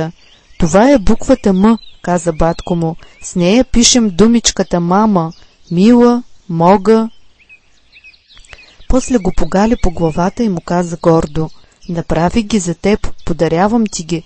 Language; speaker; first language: Bulgarian; native; Bulgarian